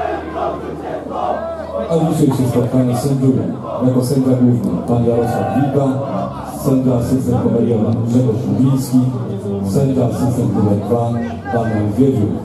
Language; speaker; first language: Polish; native; Polish